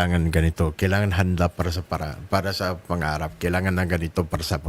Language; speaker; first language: Filipino; non-native, learner; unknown